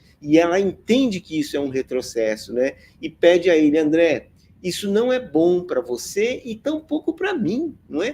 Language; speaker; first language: Portuguese; native; Portuguese